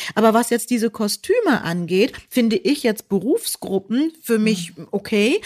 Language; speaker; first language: German; native; German